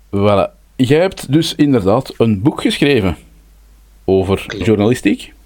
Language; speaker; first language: Dutch; native; Dutch